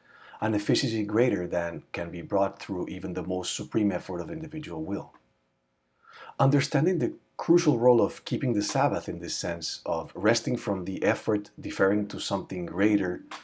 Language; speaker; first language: English; native; English